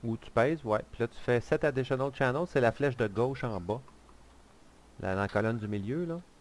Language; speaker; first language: French; native; French